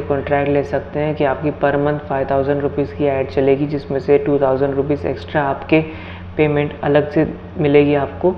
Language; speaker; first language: Hindi; native; Hindi